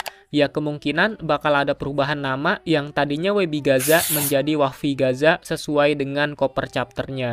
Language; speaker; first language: Indonesian; native; Indonesian